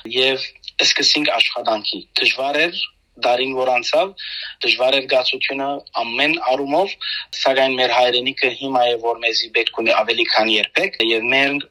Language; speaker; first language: Armenian; native; Armenian